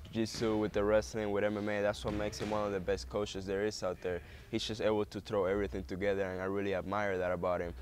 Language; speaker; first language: English; early bilingual, other home language; Spanish